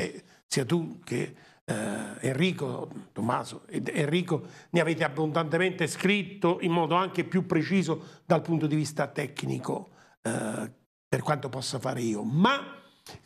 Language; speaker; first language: Italian; native; Italian